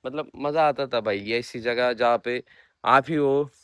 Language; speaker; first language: Hindi; non-native, local second language; Marathi